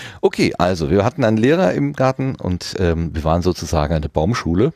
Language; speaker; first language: German; native; German